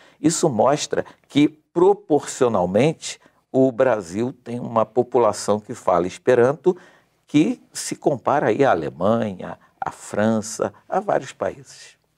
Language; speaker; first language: Portuguese; native; Portuguese